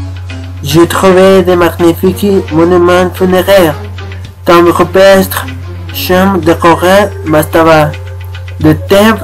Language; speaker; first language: French; non-native, learner; Spanish